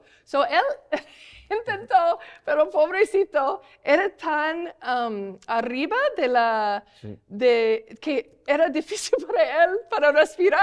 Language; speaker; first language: Spanish; non-native, learner; English